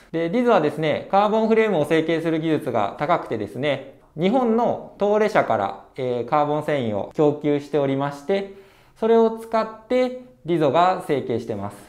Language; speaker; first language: Japanese; native; Japanese